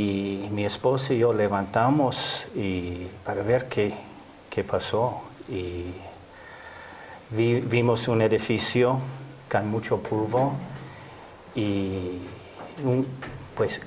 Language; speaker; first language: Spanish; non-native, fluent; English